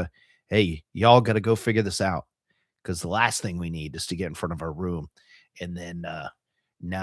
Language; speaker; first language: English; native; English